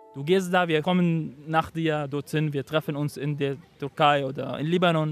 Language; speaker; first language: German; non-native, learner; Arabic